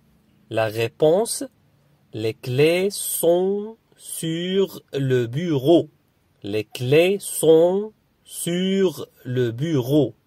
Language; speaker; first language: French; non-native, fluent; Arabic